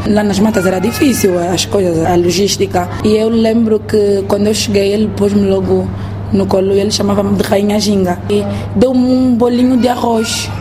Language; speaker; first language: Portuguese; native; Portuguese